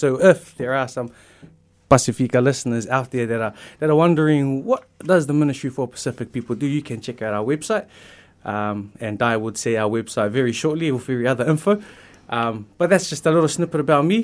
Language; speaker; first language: English; native; English